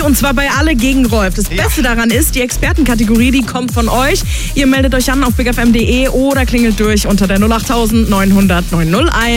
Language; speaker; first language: German; native; German